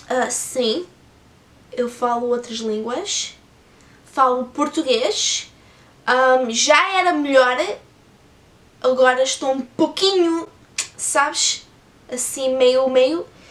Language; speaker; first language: Portuguese; early bilingual, heritage; Portuguese